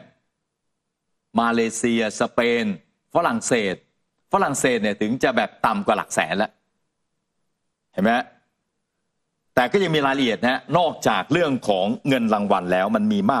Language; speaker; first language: Thai; native; Thai